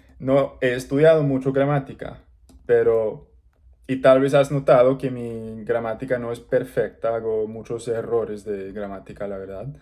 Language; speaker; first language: Spanish; non-native, learner; English